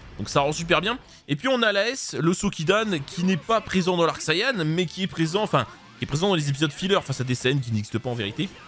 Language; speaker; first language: French; native; French